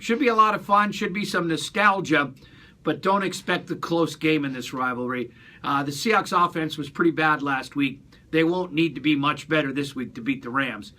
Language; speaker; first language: English; native; English